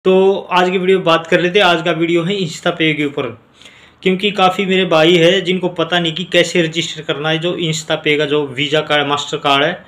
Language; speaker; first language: Hindi; native; Hindi